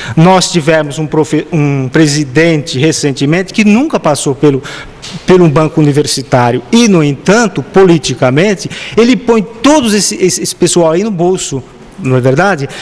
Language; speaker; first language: Portuguese; native; Portuguese